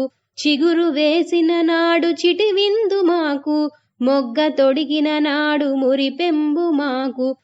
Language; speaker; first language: Telugu; native; Telugu